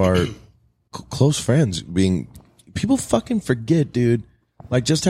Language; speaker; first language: English; native; English